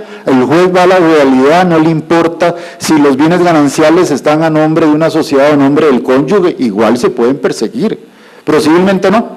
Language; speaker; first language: Spanish; native; Spanish